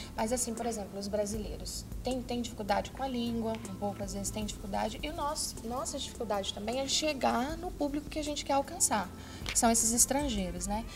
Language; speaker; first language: Portuguese; native; Portuguese